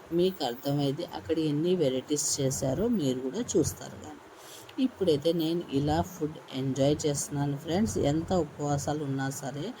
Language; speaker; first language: Telugu; non-native, local second language; Urdu